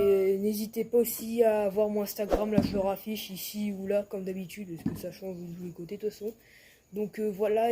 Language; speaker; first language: French; native; French